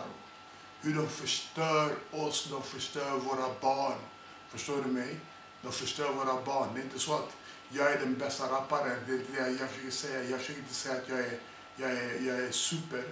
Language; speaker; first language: Swedish; non-native, fluent; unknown